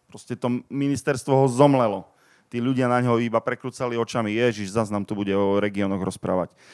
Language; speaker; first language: Slovak; native; Slovak